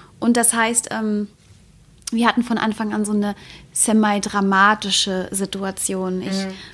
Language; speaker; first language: German; native; German